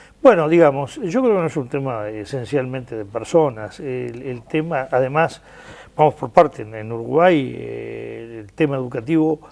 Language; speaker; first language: Spanish; native; Spanish